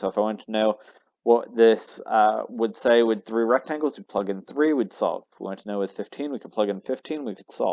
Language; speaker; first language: English; native; English